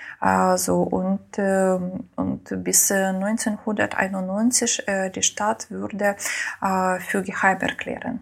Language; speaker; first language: German; non-native, learner; Ukrainian